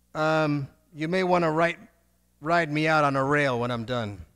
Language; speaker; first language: English; native; English